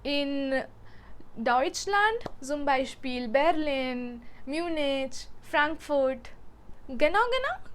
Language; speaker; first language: German; non-native, learner; Hindi